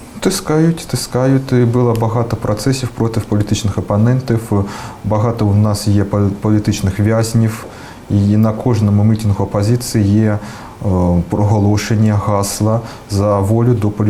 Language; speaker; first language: Ukrainian; early bilingual, heritage; Russian